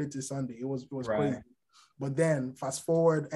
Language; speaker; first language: English; non-native, local second language; Yoruba